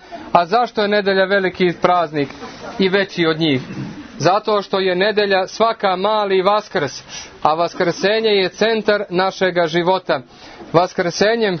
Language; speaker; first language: Croatian; native; Croatian